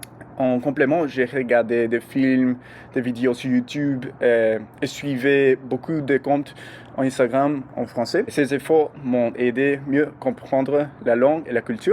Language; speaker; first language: French; non-native, learner; English